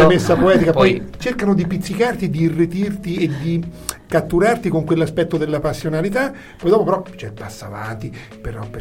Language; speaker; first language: Italian; native; Italian